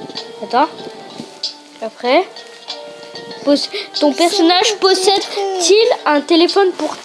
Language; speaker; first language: French; early bilingual, other home language; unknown